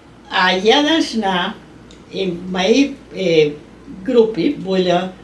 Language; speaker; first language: Russian; non-native, learner; Spanish